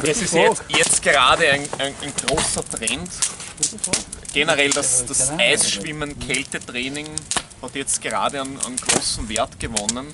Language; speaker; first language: German; native; German